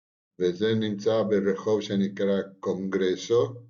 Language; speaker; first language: Hebrew; non-native, fluent; Spanish